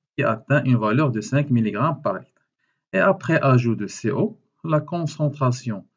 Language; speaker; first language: French; non-native, local second language; Arabic